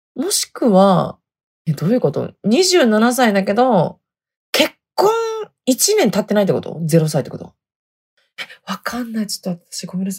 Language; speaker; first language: Japanese; native; Japanese